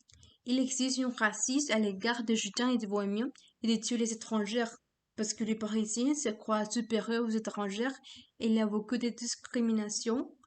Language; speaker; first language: French; non-native, learner; Spanish